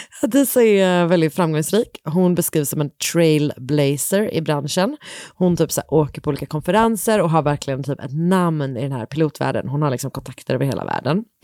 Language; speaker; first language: Swedish; native; Swedish